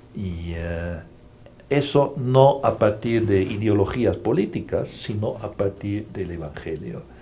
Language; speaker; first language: Spanish; non-native, fluent; German